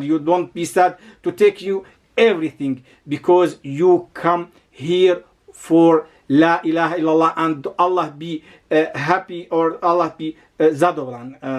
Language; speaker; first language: English; non-native, learner; Arabic